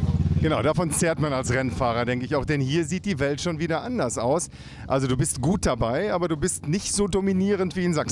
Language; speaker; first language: German; native; German